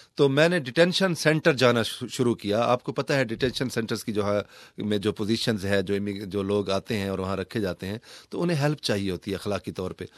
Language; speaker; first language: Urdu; non-native, local second language; Saraiki